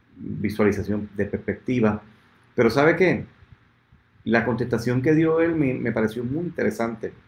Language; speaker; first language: Spanish; native; Spanish